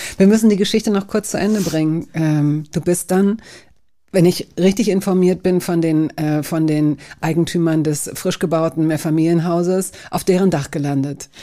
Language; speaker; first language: German; native; German